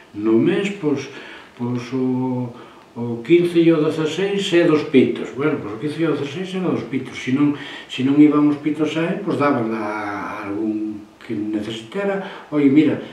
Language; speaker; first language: Galician; native; Galician